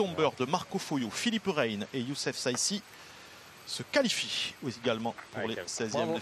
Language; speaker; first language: French; native; French